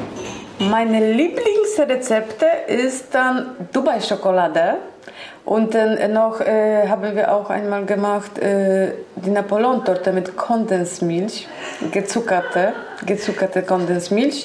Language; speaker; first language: German; non-native, learner; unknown